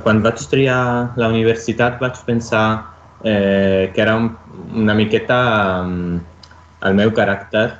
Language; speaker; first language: Catalan; non-native, fluent; Italian